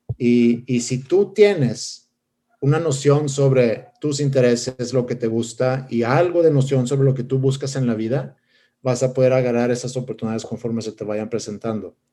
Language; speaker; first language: Spanish; non-native, fluent; Swedish